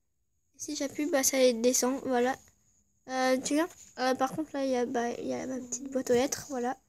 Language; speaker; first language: French; native; French